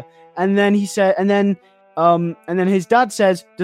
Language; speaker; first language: English; native; English